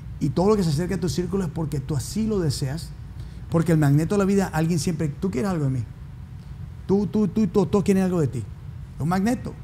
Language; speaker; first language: Spanish; native; Spanish